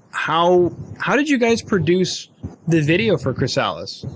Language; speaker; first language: English; native; English